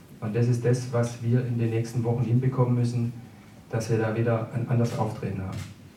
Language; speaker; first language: German; native; German